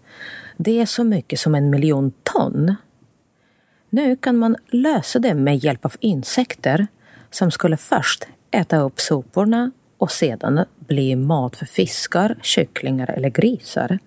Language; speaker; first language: Swedish; non-native, fluent; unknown